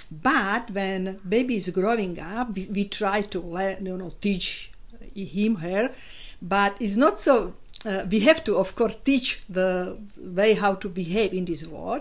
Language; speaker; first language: English; non-native, fluent; Slovak